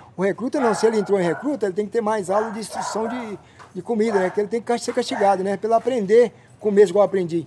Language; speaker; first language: Portuguese; native; Portuguese